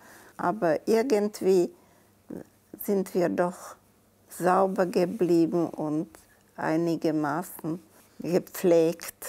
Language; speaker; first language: German; non-native, fluent; Czech